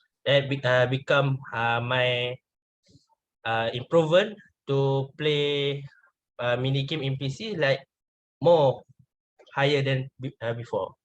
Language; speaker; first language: English; non-native, learner; Malay